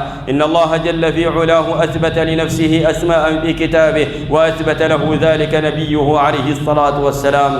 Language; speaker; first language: Arabic; native; Arabic